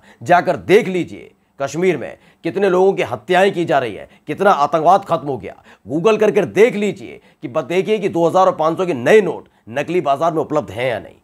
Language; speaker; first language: Hindi; native; Hindi